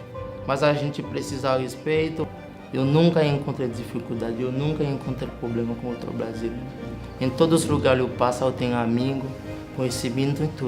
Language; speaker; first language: Portuguese; non-native, learner; Haitian Creole